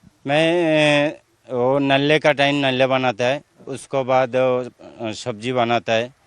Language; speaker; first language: Hindi; non-native, local second language; Odia